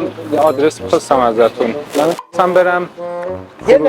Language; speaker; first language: Persian; native; Persian